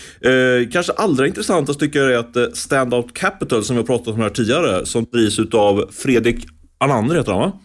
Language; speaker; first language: Swedish; native; Swedish